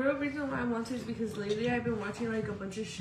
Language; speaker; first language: English; native; English